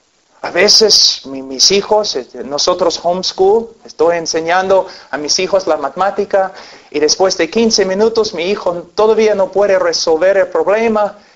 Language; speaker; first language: Spanish; non-native, fluent; English